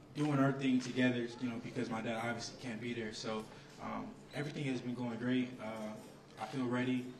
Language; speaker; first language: English; native; English